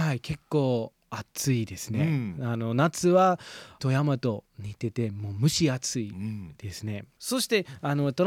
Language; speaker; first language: Japanese; non-native, fluent; English